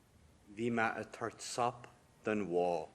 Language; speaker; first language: Irish; non-native, learner; English